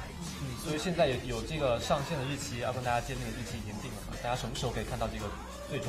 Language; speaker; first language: Chinese; native; Chinese